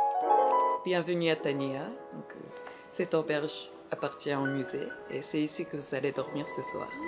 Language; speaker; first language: French; early bilingual, heritage; French